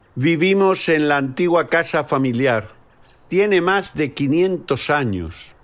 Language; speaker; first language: Spanish; native; Spanish